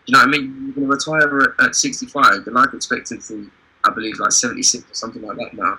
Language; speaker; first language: English; native; English